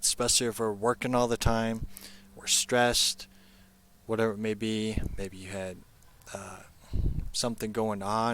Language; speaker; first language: English; native; English